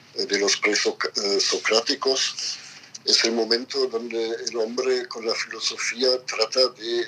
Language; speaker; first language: Spanish; non-native, fluent; German